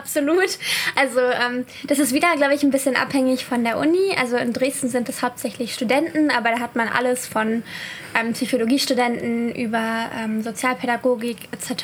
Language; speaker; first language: German; native; German